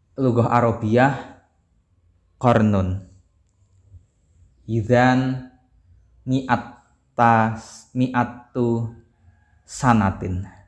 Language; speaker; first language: Arabic; non-native, learner; Javanese